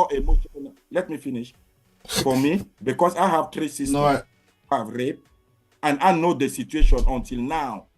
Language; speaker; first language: English; non-native, learner; French